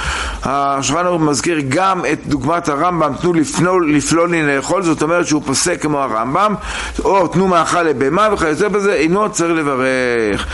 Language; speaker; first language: Hebrew; native; Hebrew